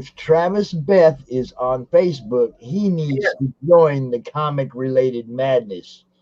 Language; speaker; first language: English; native; English